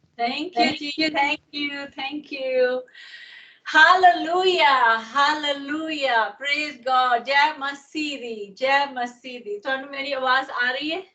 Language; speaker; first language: Punjabi; non-native, learner; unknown